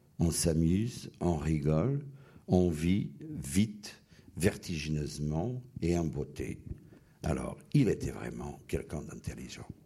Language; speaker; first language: French; non-native, fluent; Portuguese